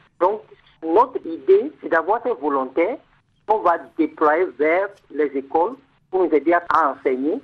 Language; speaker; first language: French; non-native, fluent; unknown